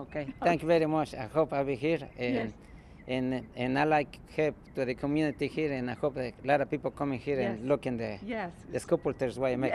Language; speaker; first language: English; non-native, learner; Spanish